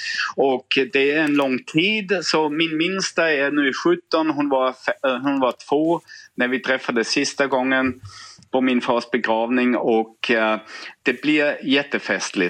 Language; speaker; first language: Swedish; non-native, fluent; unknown